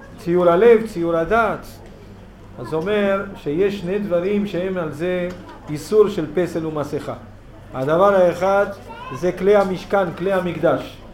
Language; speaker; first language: Hebrew; native; Hebrew